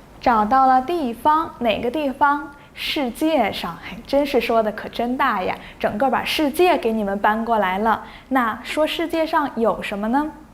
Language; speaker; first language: Chinese; native; Chinese